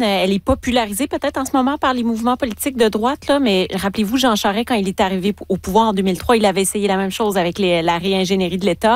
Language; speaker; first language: French; native; French